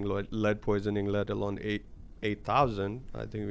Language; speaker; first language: English; non-native, local second language; Gujarati